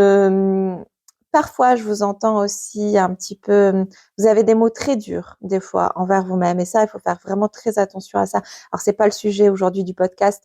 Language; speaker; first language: French; native; French